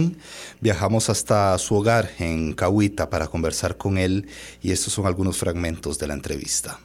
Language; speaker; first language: Spanish; native; Spanish